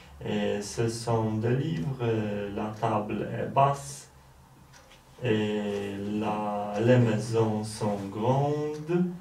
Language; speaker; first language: French; non-native, learner; Polish